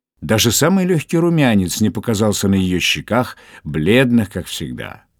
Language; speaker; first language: Russian; native; Russian